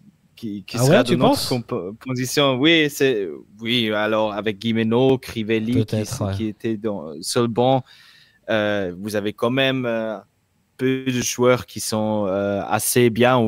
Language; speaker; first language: French; non-native, local second language; German